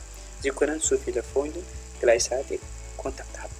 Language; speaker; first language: German; non-native, fluent; Tigrinya